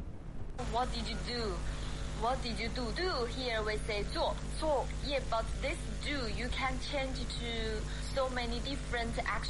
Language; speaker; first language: English; non-native, fluent; Chinese